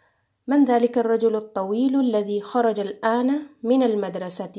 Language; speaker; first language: Arabic; non-native, fluent; Urdu